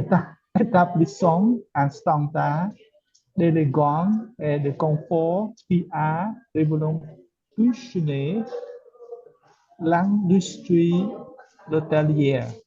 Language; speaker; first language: French; non-native, learner; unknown